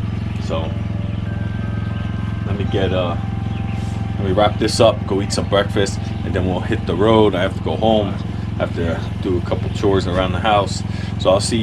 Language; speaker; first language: English; native; English